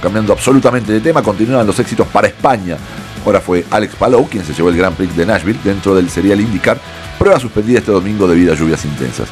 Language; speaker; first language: Spanish; native; Spanish